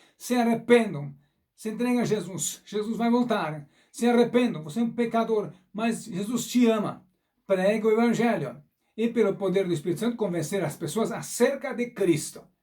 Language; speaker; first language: Portuguese; non-native, fluent; German